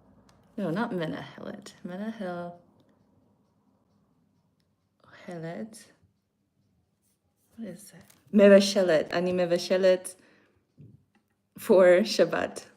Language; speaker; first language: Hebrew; non-native, learner; English